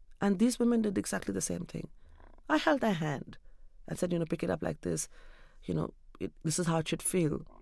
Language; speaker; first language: English; non-native, local second language; Urdu